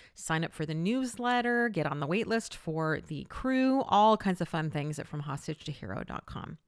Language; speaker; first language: English; native; English